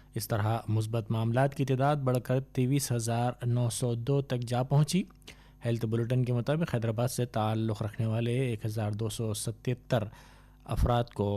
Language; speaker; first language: Urdu; native; Urdu